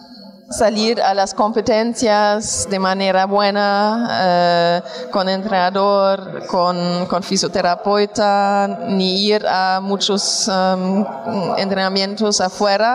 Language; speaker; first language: Spanish; non-native, fluent; German